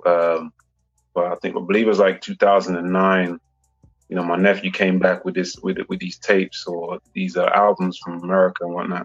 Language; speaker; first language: English; native; English